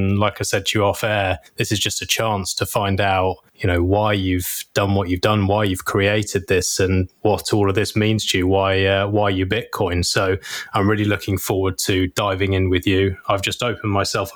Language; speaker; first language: English; native; English